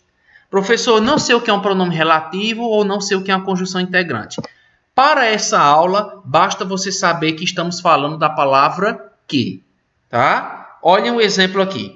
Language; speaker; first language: Portuguese; native; Portuguese